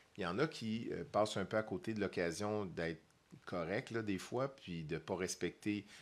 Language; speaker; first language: French; native; French